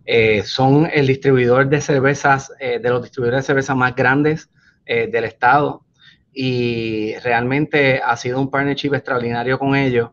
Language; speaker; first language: Spanish; native; Spanish